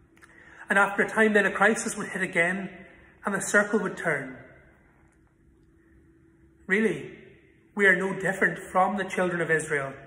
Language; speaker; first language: English; native; English